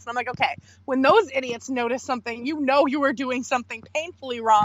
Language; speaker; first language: English; native; English